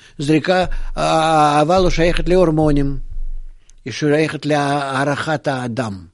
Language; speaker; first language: Hebrew; non-native, fluent; Russian